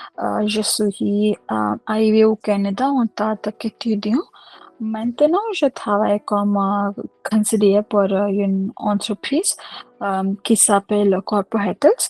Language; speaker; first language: French; non-native, learner; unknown